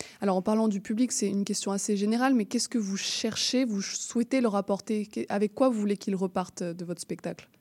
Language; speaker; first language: French; native; French